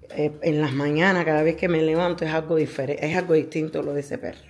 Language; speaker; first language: Spanish; native; Spanish